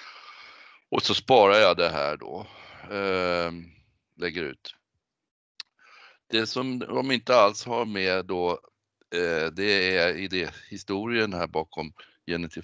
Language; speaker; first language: Swedish; native; Swedish